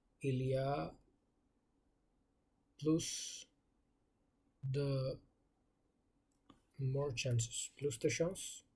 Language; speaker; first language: French; non-native, learner; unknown